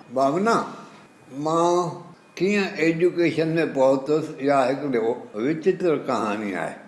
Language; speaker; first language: Sindhi; native; Sindhi